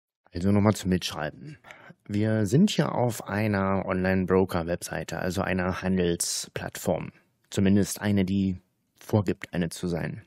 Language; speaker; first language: German; native; German